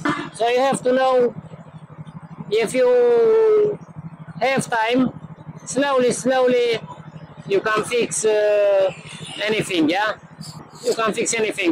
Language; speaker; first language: English; non-native, learner; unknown